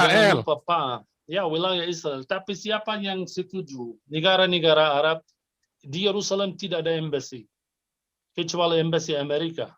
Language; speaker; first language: Indonesian; non-native, fluent; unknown